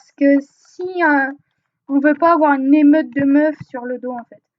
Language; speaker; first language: French; native; French